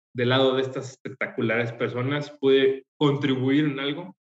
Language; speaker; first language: Spanish; native; Spanish